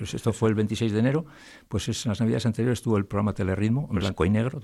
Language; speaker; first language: Spanish; native; Spanish